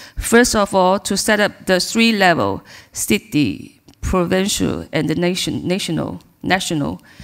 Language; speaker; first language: English; non-native, learner; Chinese